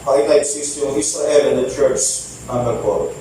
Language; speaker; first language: English; non-native, local second language; Filipino